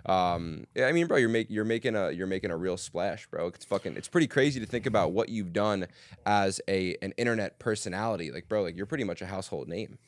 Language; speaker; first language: English; native; English